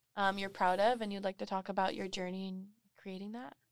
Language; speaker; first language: English; native; English